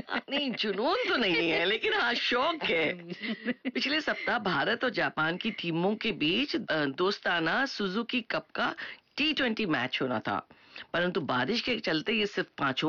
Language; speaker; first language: Hindi; native; Hindi